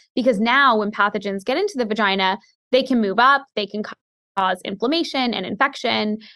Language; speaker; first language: English; native; English